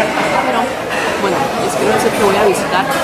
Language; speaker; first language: Spanish; early bilingual, other home language; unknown